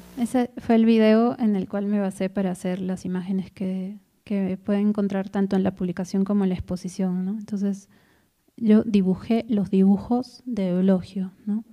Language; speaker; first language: Spanish; native; Spanish